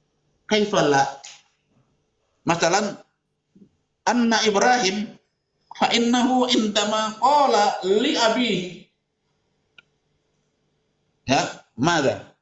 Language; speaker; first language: Arabic; non-native, fluent; Indonesian